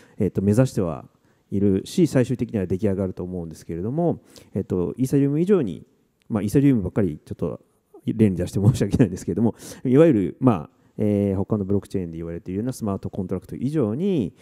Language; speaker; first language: Japanese; native; Japanese